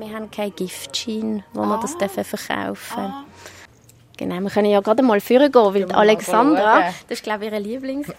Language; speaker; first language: German; native; German